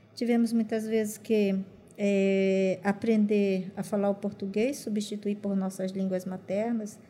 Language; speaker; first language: Portuguese; non-native, local second language; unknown